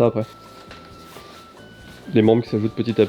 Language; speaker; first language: French; native; French